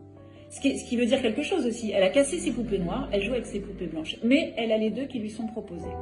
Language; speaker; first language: French; native; French